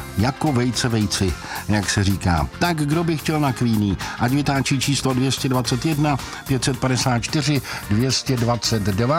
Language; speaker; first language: Czech; native; Czech